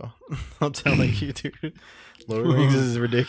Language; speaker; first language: English; native; English